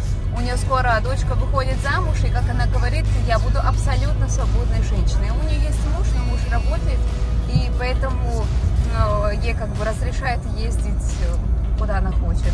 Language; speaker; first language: Russian; native; Russian